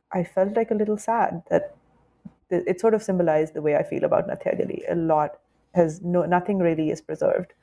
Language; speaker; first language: English; non-native, local second language; Urdu